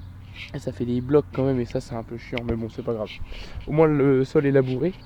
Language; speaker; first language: French; native; French